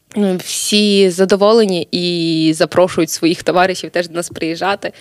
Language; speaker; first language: Ukrainian; native; Ukrainian